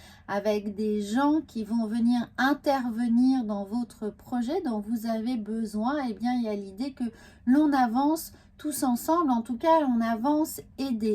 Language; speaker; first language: French; native; French